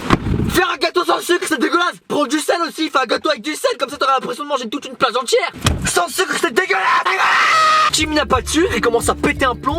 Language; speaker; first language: French; native; French